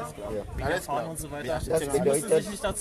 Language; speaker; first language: German; native; German